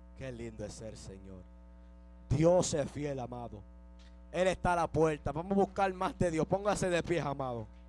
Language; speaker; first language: Spanish; early bilingual, heritage; Spanish